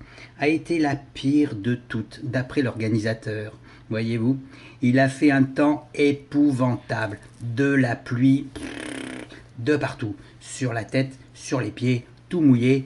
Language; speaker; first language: French; native; French